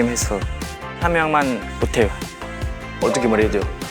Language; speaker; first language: Korean; non-native, learner; Japanese